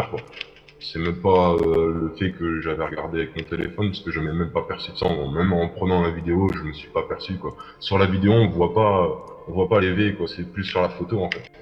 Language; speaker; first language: French; native; French